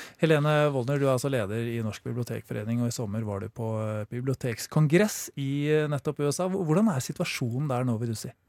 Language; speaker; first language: Norwegian; native; Norwegian